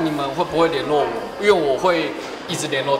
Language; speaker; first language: Chinese; native; Chinese